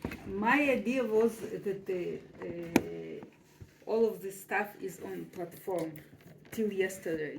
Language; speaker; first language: English; non-native, learner; Russian